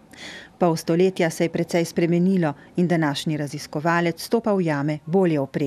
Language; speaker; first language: Slovenian; native; Slovenian